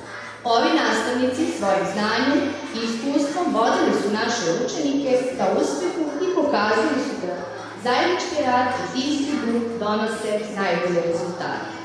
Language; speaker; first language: Serbian; native; Serbian